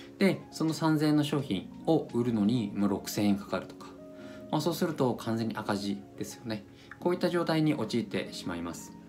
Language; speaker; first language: Japanese; native; Japanese